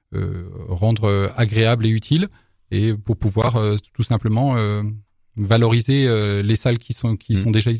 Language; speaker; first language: French; native; French